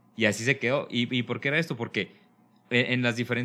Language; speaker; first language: Spanish; native; Spanish